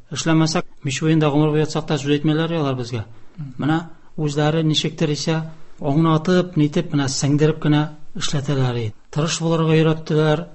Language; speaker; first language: Tatar; native; Tatar